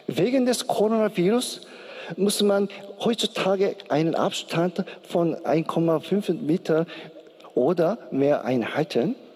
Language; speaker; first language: German; non-native, learner; Korean